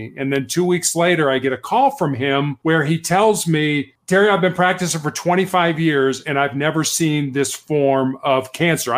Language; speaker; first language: English; native; English